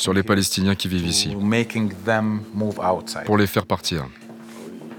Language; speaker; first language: French; non-native, fluent; Arabic